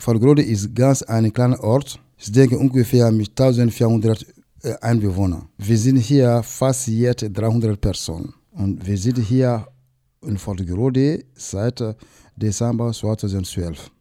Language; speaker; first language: German; non-native, learner; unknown